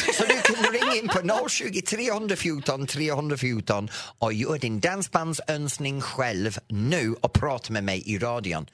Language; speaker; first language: Swedish; non-native, fluent; English